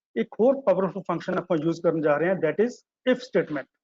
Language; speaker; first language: Hindi; non-native, local second language; Punjabi